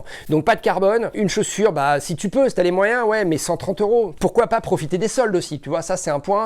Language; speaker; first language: French; native; French